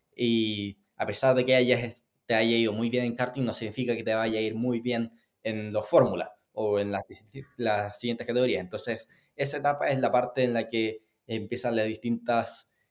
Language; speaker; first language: Spanish; native; Spanish